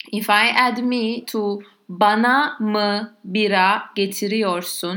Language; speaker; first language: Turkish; non-native, learner; Spanish